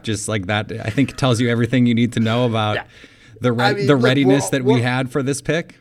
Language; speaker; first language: English; native; English